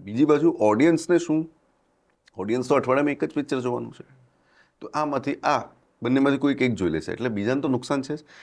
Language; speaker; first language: Gujarati; non-native, local second language; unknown